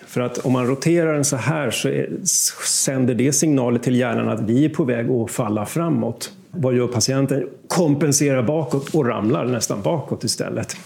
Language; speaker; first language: Swedish; native; Swedish